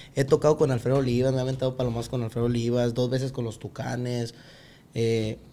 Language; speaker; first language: Spanish; native; Spanish